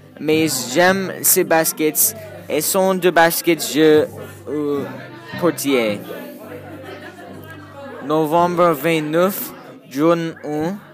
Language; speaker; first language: French; non-native, learner; English